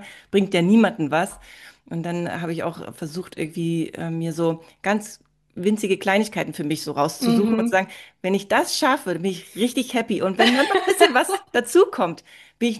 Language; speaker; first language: German; native; German